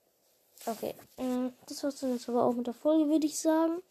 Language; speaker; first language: German; native; German